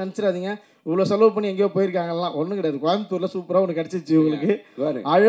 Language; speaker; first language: Tamil; native; Tamil